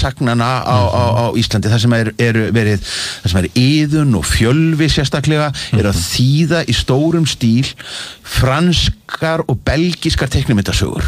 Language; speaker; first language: Icelandic; native; Icelandic